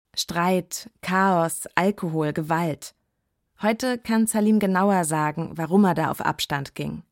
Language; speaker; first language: German; native; German